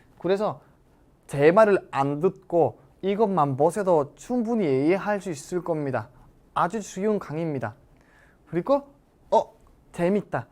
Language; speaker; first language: Korean; non-native, fluent; Spanish